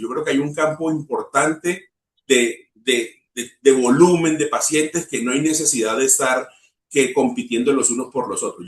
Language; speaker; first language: Spanish; native; Spanish